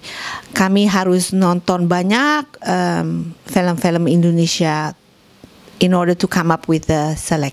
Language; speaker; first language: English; non-native, fluent; Indonesian